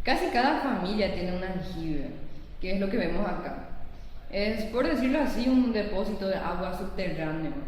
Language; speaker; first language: Spanish; non-native, local second language; Low German